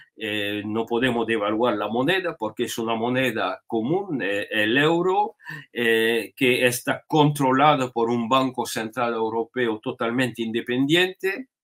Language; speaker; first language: Spanish; non-native, fluent; French